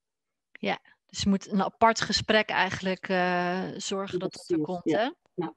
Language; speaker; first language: Dutch; native; Dutch